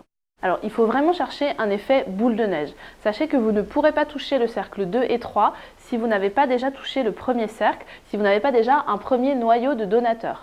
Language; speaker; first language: French; native; French